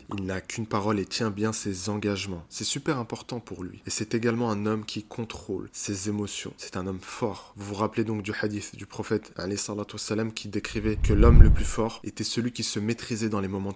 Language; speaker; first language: French; native; French